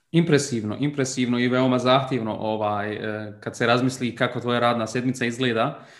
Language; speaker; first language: Croatian; early bilingual, heritage; Bosnian